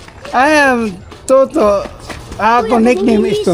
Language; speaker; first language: English; non-native, local second language; Filipino